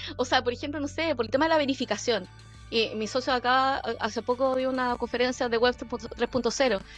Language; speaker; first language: Spanish; early bilingual, other home language; Korean